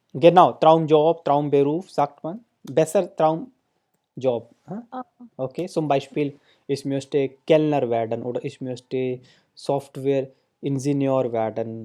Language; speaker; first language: German; non-native, fluent; Hindi